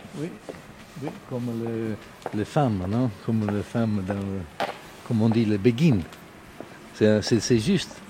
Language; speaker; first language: French; non-native, learner; Italian